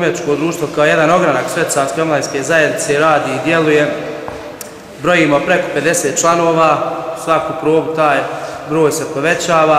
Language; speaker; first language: Croatian; native; Croatian